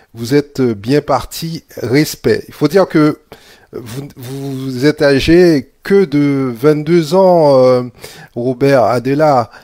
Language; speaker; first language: French; native; French